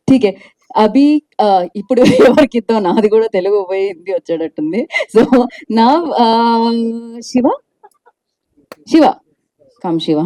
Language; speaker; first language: Telugu; native; Telugu